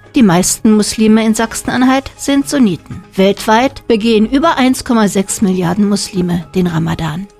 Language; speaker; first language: German; native; German